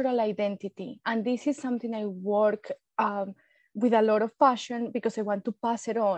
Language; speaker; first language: English; non-native, fluent; Spanish